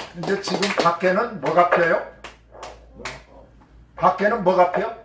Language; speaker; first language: Korean; native; Korean